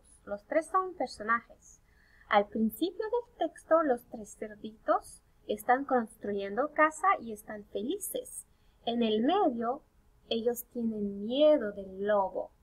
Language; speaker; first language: Spanish; non-native, fluent; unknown